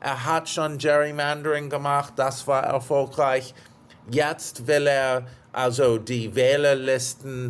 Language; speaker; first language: German; non-native, fluent; English